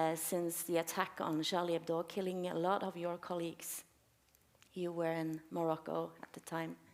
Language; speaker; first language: English; non-native, fluent; Norwegian